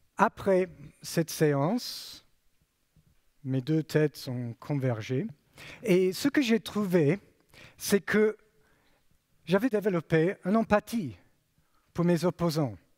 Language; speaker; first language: French; non-native, fluent; English